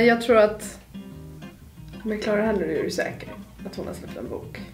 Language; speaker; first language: Swedish; native; Swedish